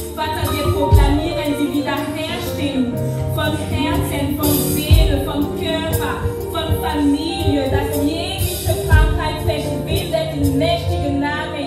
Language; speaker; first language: German; non-native, fluent; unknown